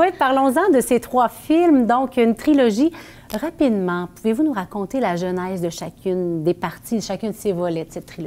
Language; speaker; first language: French; native; French